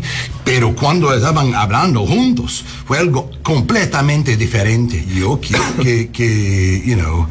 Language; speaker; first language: Spanish; non-native, learner; English